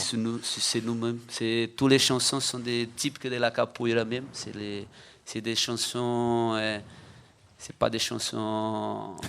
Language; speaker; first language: French; non-native, fluent; Portuguese